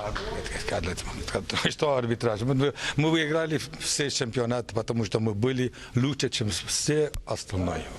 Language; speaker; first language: Russian; non-native, learner; Romanian